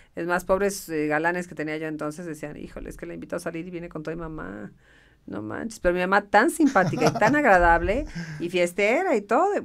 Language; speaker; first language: Spanish; native; Spanish